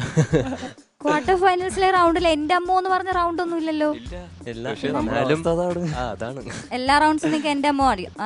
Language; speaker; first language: Malayalam; native; Malayalam